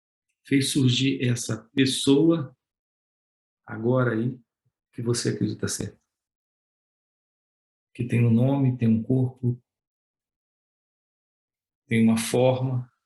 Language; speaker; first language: Portuguese; native; Portuguese